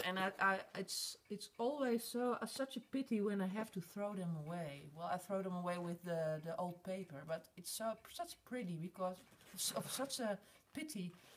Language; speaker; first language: English; non-native, fluent; Dutch